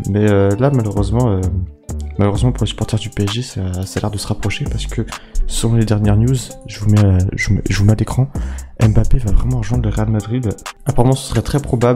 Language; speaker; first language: French; native; French